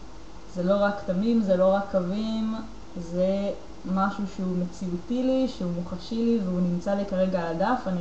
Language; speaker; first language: Hebrew; native; Hebrew